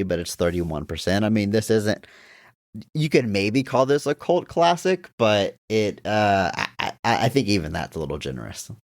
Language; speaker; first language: English; native; English